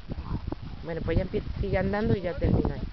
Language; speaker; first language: Spanish; native; Spanish